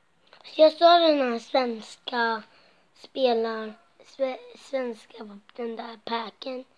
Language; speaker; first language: Swedish; non-native, local second language; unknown